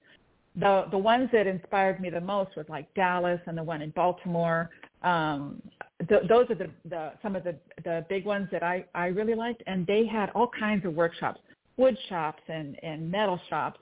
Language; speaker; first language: English; native; English